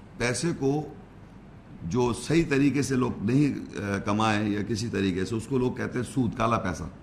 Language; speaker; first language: Urdu; native; Urdu